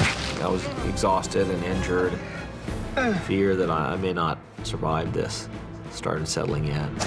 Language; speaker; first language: English; native; English